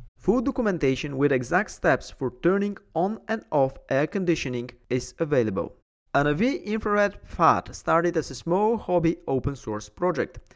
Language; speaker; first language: English; non-native, fluent; Bulgarian